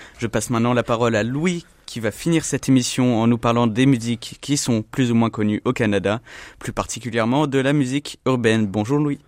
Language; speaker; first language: French; native; French